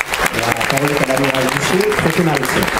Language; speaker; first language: French; native; French